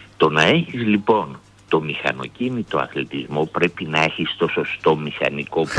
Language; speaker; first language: Greek; native; Greek